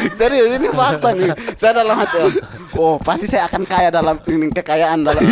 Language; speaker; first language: Indonesian; native; Indonesian